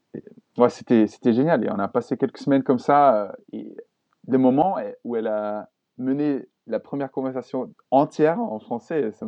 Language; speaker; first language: French; non-native, fluent; German